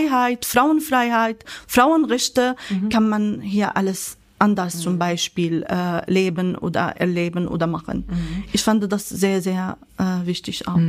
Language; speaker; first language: German; non-native, fluent; Arabic